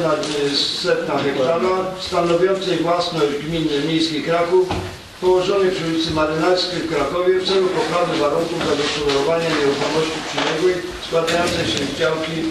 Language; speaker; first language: Polish; native; Polish